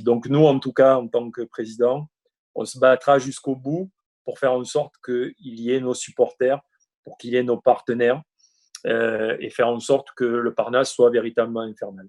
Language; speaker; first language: French; native; French